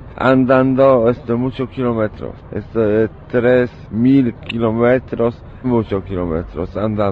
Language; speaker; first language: Spanish; non-native, learner; Polish